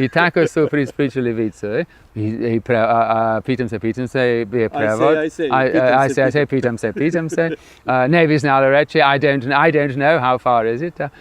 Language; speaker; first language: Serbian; non-native, fluent; English